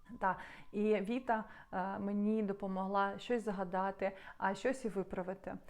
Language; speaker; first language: Ukrainian; non-native, local second language; Russian